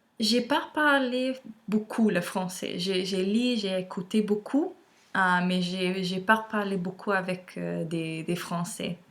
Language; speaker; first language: French; non-native, learner; English